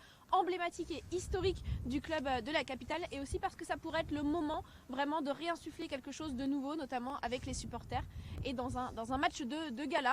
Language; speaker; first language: French; native; French